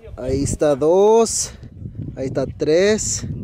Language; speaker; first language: Spanish; early bilingual, heritage; Spanish